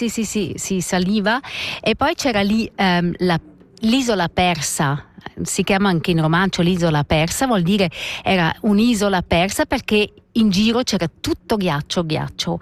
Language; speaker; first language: Italian; non-native, local second language; Romansh